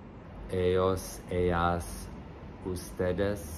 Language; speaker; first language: Spanish; non-native, learner; English